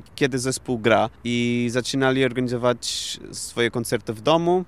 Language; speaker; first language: Polish; non-native, fluent; Portuguese